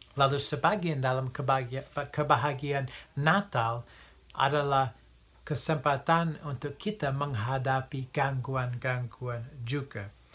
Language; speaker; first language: Indonesian; non-native, fluent; English